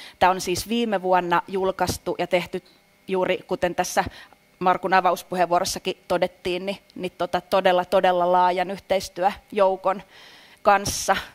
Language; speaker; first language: Finnish; native; Finnish